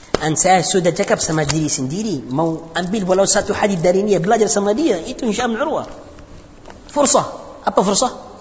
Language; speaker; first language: Indonesian; non-native, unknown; Arabic